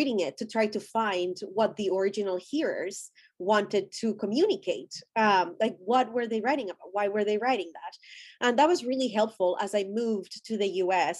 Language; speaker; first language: English; non-native, fluent; Spanish